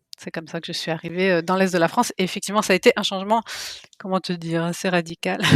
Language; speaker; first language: French; early bilingual, other home language; Italian